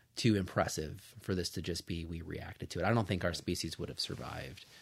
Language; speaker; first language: English; native; English